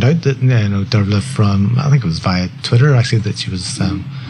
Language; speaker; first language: English; native; English